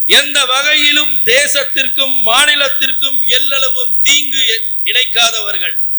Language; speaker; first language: Tamil; non-native, local second language; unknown